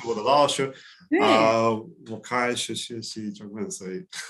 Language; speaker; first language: Chinese; non-native, learner; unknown